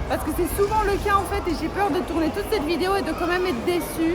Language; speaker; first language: French; native; French